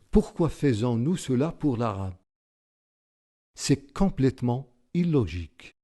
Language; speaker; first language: French; non-native, local second language; Arabic